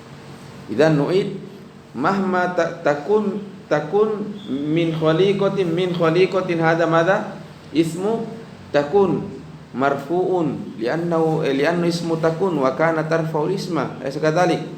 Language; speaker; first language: Arabic; non-native, fluent; Indonesian